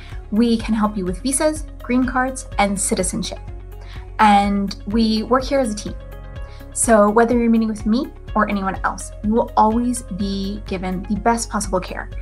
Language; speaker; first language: English; native; English